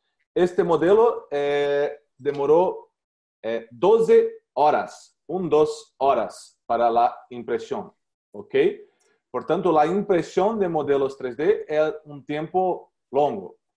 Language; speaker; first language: Spanish; non-native, learner; Portuguese